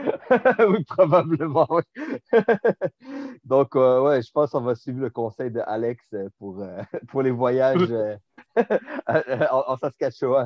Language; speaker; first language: French; native; French